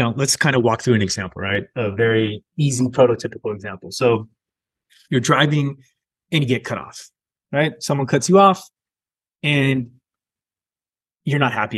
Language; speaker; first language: English; native; English